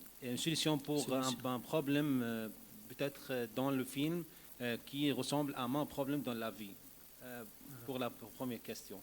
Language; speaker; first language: French; non-native, learner; Arabic